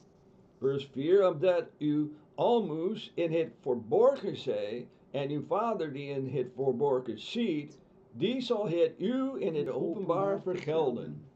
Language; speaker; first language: Dutch; non-native, fluent; English